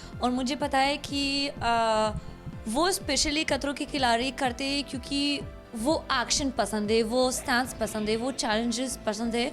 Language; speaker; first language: Hindi; non-native, learner; Arabic